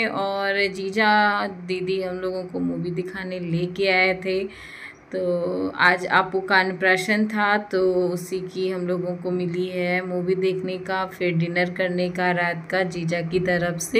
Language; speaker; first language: Hindi; native; Hindi